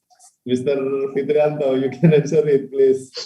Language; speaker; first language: English; non-native, fluent; Indonesian